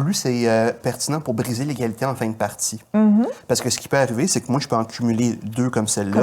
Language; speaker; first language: French; native; French